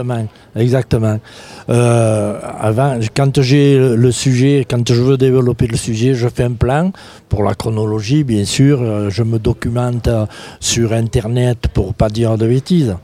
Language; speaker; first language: French; native; French